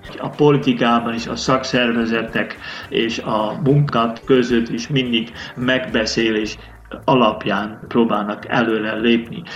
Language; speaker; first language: Hungarian; non-native, fluent; Dutch